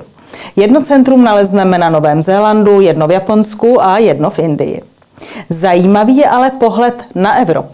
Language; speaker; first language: Czech; native; Czech